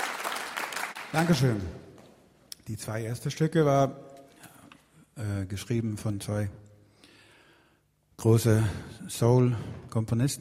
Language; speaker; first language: German; non-native, fluent; Swedish